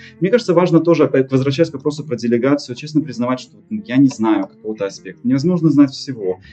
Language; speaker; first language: Russian; native; Russian